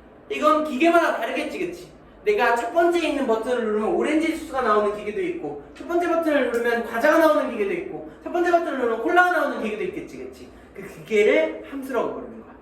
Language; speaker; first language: Korean; native; Korean